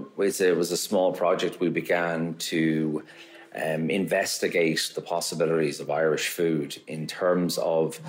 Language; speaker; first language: English; native; English